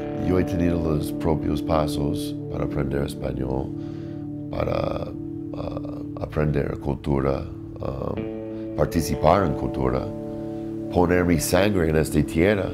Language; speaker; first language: Spanish; non-native, learner; English